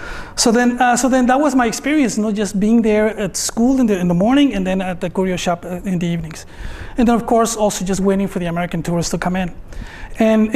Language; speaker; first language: English; non-native, fluent; Spanish